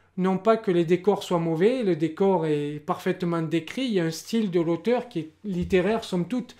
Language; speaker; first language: French; native; French